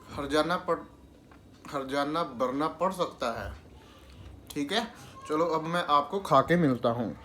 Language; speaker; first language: Hindi; non-native, local second language; Punjabi